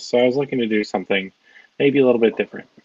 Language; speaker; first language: English; native; English